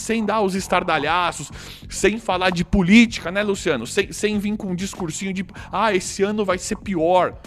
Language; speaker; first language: Portuguese; native; Portuguese